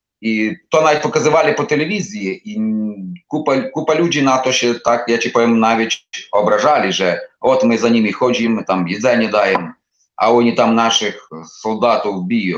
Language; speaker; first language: Polish; non-native, learner; Ukrainian